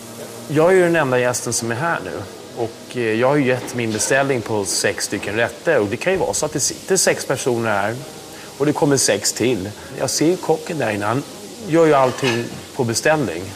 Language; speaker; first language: Swedish; native; Swedish